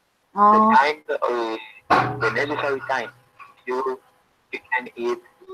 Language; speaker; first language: English; non-native, learner; Spanish